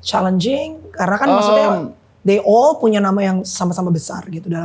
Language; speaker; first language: Indonesian; native; Indonesian